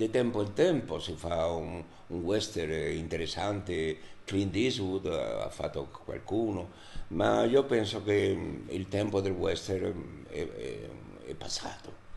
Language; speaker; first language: Italian; non-native, learner; Spanish